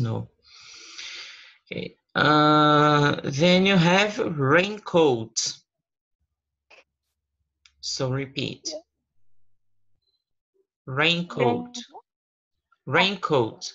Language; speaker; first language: English; non-native, fluent; Portuguese